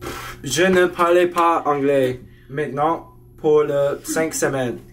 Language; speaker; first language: French; non-native, learner; English